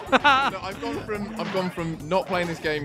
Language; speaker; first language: English; native; English